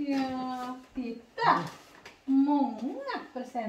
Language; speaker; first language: Swedish; non-native, learner; Indonesian